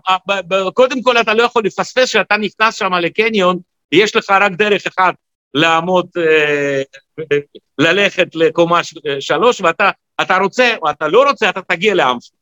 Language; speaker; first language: Hebrew; non-native, fluent; Russian